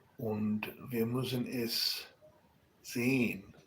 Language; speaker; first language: German; non-native, learner; Spanish